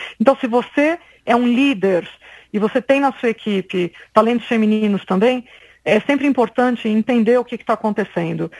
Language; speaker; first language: Portuguese; native; Portuguese